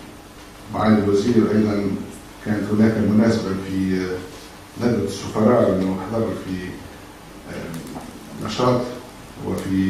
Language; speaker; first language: Arabic; native; Arabic